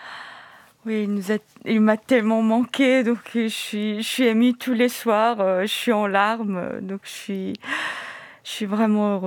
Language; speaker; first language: French; non-native, fluent; Korean